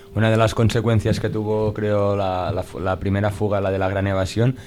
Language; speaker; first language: Spanish; non-native, local second language; Catalan